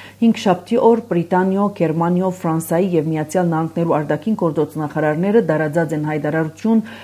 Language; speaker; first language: Armenian; early bilingual, heritage; Armenian